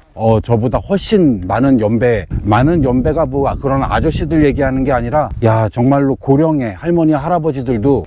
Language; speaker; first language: Korean; native; Korean